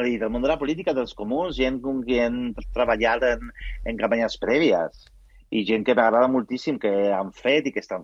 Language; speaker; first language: Catalan; non-native, local second language; Spanish